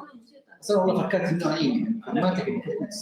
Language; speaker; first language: Arabic; native; Arabic